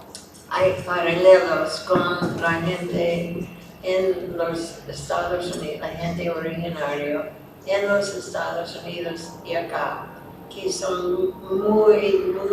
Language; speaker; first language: Spanish; non-native, fluent; English